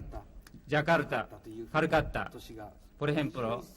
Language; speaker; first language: Spanish; non-native, learner; Japanese